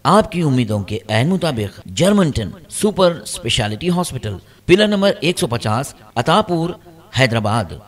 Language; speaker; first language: Urdu; native; Urdu